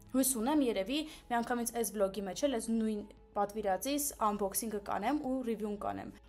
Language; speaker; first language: Armenian; early bilingual, heritage; Armenian